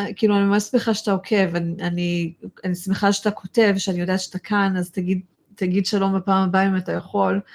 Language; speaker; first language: Hebrew; early bilingual, other home language; English